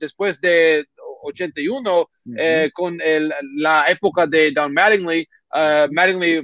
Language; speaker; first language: Spanish; non-native, learner; English